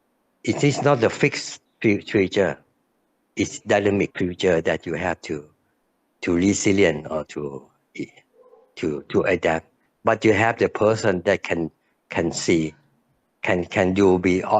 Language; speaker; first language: English; non-native, learner; Thai